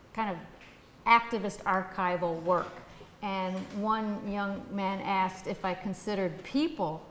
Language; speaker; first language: English; native; English